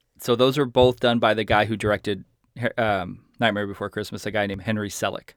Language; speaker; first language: English; native; English